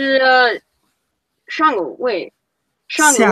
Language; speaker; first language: Chinese; non-native, learner; English